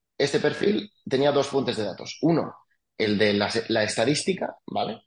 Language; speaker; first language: Spanish; early bilingual, other home language; French